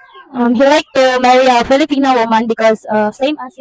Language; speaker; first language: English; non-native, learner; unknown